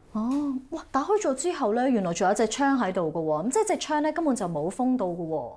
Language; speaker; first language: Cantonese; native; Cantonese